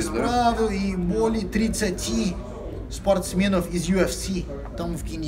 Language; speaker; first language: Russian; non-native, fluent; Portuguese